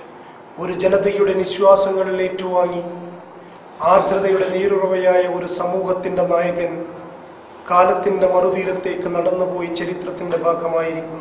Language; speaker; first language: Malayalam; native; Malayalam